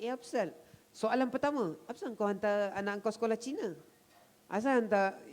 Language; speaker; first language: Malay; native; Malay